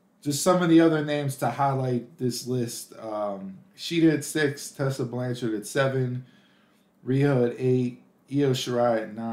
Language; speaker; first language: English; native; English